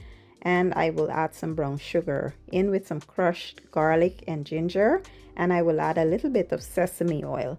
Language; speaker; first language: English; native; English